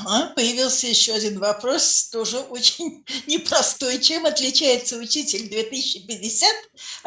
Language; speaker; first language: Russian; native; Russian